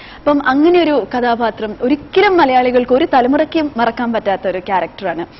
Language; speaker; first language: Malayalam; native; Malayalam